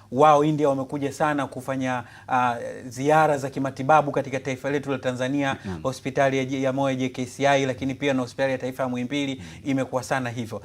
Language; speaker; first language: Swahili; native; Swahili